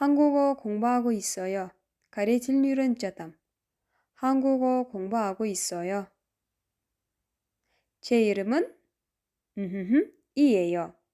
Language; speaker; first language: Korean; non-native, fluent; Kyrgyz